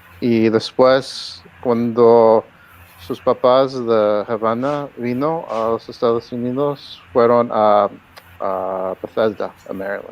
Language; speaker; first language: Spanish; early bilingual, heritage; Spanish